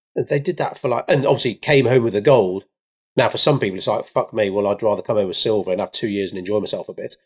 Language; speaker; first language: English; early bilingual, other home language; Hindi